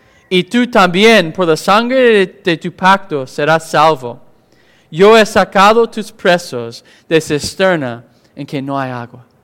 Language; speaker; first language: Spanish; non-native, fluent; English